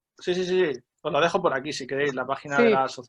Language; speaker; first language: Spanish; native; Spanish